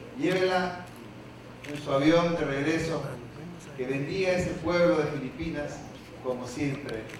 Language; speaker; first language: Spanish; native; Spanish